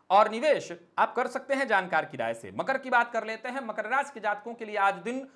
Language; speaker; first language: Hindi; native; Hindi